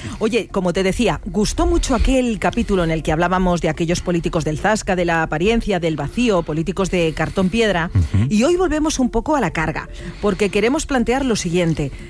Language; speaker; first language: Spanish; native; Spanish